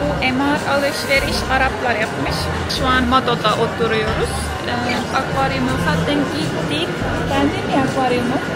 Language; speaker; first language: Turkish; non-native, learner; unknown